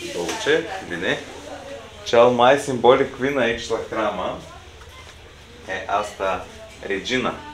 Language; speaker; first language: Romanian; non-native, learner; Bulgarian